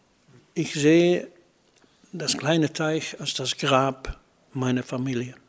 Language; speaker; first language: German; non-native, fluent; Dutch